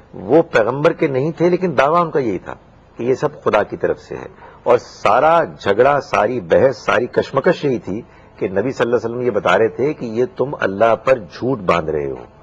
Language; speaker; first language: Urdu; native; Urdu